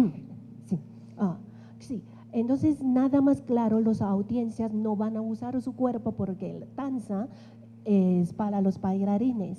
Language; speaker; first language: Spanish; non-native, fluent; Chinese